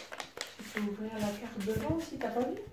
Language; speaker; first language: French; native; French